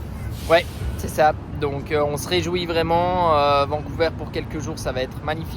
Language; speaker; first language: French; native; French